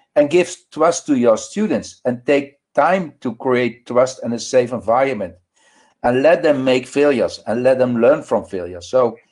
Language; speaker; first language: English; non-native, learner; Dutch